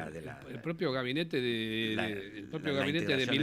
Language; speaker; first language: Spanish; native; Spanish